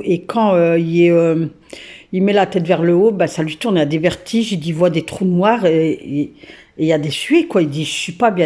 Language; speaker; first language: French; native; French